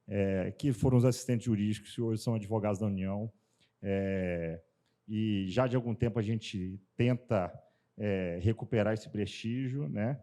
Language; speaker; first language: Portuguese; native; Portuguese